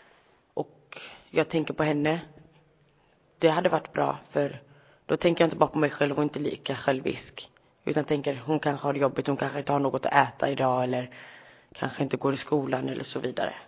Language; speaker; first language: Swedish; early bilingual, other home language; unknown